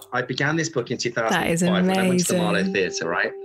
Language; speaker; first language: English; native; English